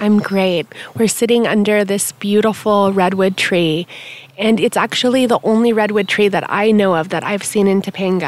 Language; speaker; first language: English; native; English